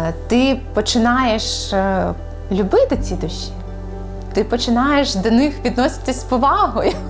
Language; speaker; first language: Ukrainian; native; Ukrainian